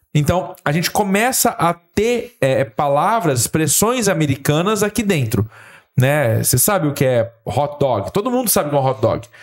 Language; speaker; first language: Portuguese; native; Portuguese